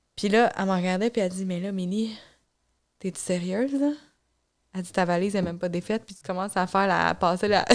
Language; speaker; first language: French; native; French